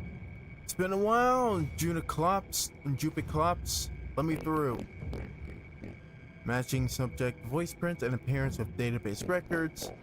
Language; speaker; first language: English; native; English